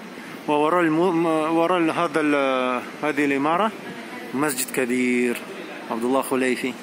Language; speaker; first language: Arabic; non-native, learner; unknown